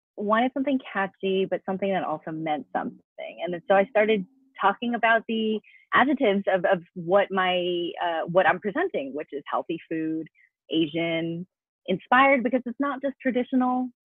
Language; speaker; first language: English; native; English